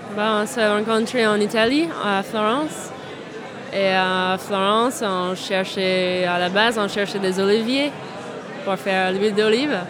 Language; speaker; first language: French; non-native, fluent; English